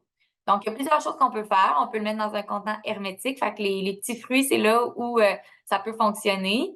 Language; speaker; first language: French; native; French